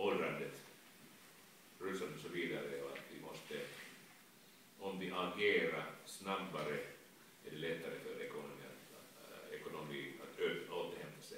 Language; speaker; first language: Swedish; non-native, local second language; Finnish